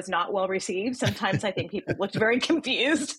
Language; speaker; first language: English; native; English